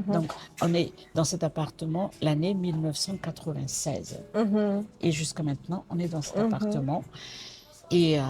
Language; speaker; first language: French; non-native, local second language; Malagasy